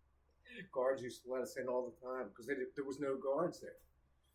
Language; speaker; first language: English; native; English